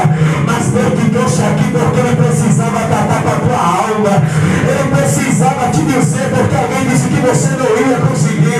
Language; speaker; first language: Portuguese; native; Portuguese